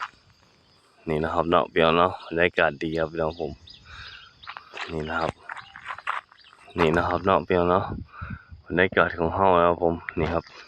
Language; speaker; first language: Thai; non-native, local second language; Northeastern Thai